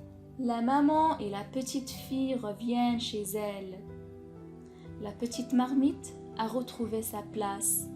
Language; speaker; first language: French; non-native, local second language; Arabic